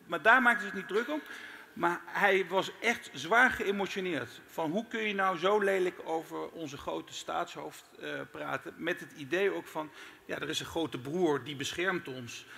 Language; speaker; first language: Dutch; early bilingual, other home language; Turkish